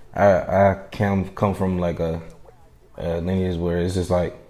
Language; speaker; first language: English; native; English